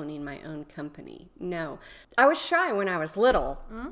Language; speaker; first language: English; native; English